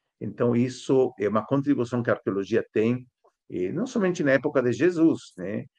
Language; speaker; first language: Portuguese; non-native, fluent; Spanish